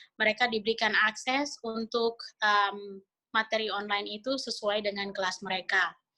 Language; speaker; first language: Indonesian; native; Indonesian